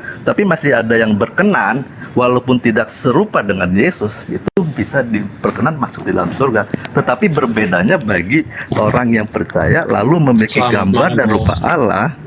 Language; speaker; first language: Indonesian; native; Indonesian